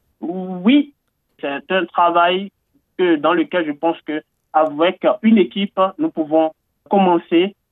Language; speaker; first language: French; non-native, local second language; Fon